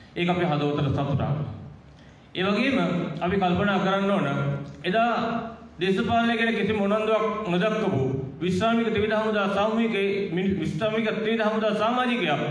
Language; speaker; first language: Sinhala; native; Sinhala